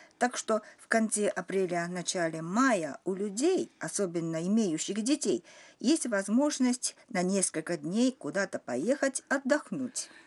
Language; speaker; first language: Russian; non-native, fluent; Japanese